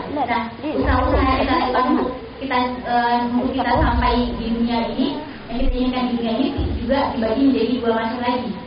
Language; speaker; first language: Indonesian; native; Indonesian